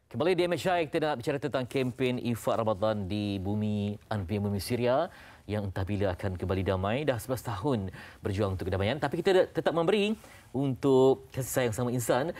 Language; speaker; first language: Malay; native; Malay